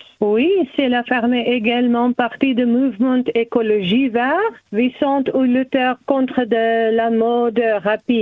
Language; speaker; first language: French; non-native, learner; German